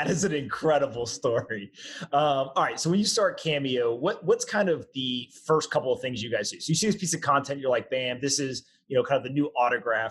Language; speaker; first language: English; native; English